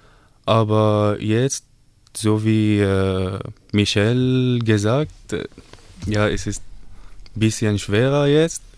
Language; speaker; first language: German; non-native, learner; Arabic